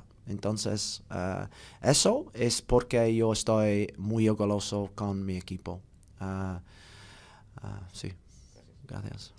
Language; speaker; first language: Spanish; non-native, learner; English